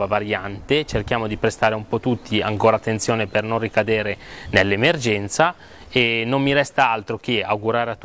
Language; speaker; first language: Italian; native; Italian